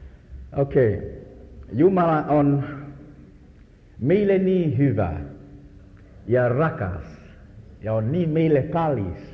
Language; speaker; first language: Finnish; non-native, learner; Swahili